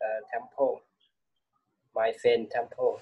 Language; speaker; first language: English; non-native, learner; Thai